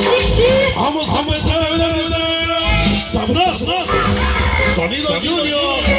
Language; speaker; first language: Spanish; native; Spanish